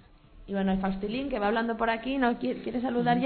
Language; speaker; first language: Spanish; native; Spanish